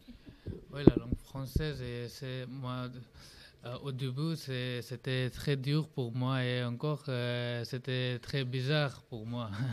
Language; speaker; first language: French; non-native, learner; Bangla